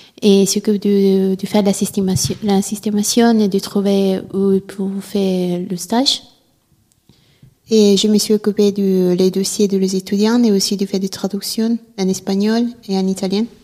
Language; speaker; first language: French; non-native, learner; Italian